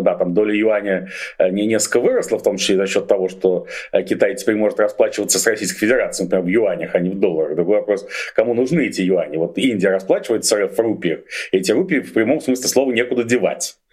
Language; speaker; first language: Russian; native; Russian